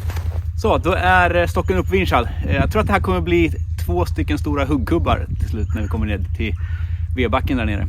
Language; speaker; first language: Swedish; native; Swedish